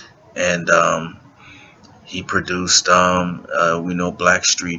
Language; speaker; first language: English; native; English